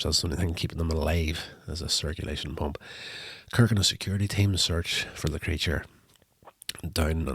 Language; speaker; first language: English; native; English